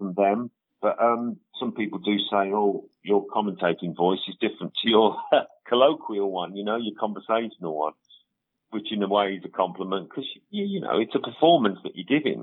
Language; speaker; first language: English; native; English